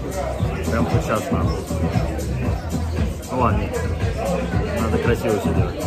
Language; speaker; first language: Russian; native; Russian